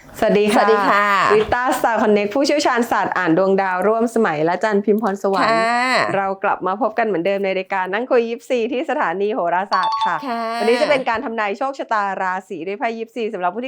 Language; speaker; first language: Thai; native; Thai